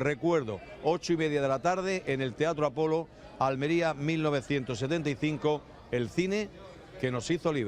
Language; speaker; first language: Spanish; native; Spanish